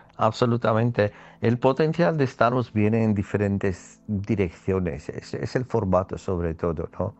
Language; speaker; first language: Spanish; non-native, fluent; Armenian